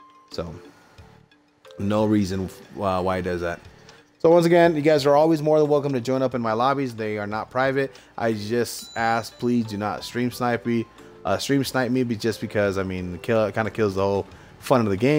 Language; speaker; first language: English; native; English